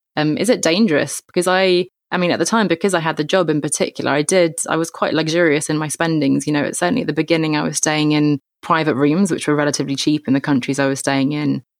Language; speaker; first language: English; native; English